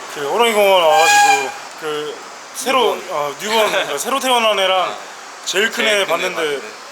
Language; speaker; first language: Korean; native; Korean